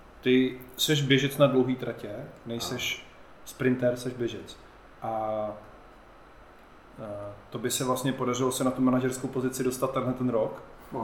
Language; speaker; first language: Czech; native; Czech